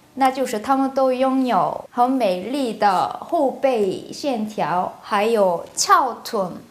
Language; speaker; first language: Chinese; non-native, fluent; Korean